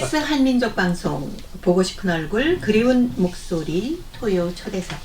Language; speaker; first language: Korean; native; Korean